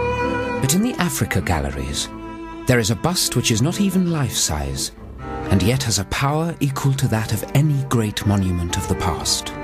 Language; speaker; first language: English; native; English